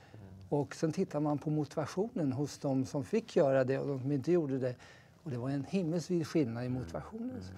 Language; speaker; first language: Swedish; native; Swedish